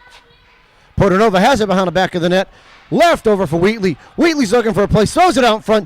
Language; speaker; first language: English; native; English